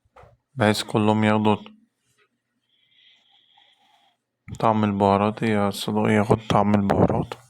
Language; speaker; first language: Arabic; native; Arabic